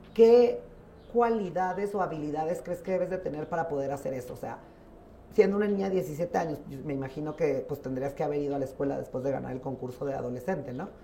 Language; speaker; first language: Spanish; native; Spanish